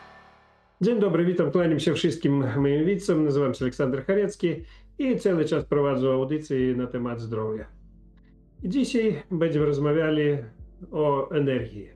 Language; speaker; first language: Polish; non-native, fluent; Ukrainian